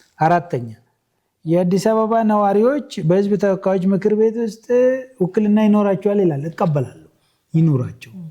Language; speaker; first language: Amharic; non-native, local second language; Oromo